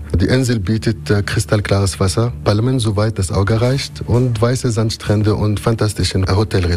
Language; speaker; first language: German; non-native, fluent; Arabic